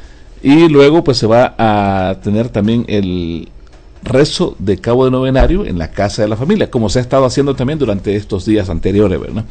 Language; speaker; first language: Spanish; native; Spanish